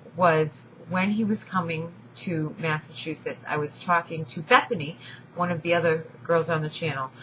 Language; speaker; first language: English; native; English